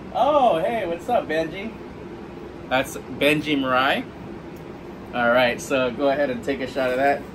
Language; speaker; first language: English; native; English